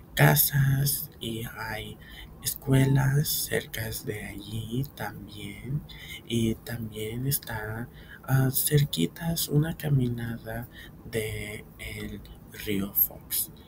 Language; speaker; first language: Spanish; early bilingual, heritage; Spanish